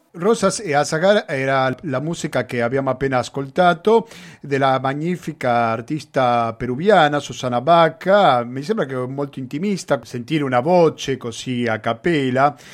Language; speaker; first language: Italian; non-native, fluent; Spanish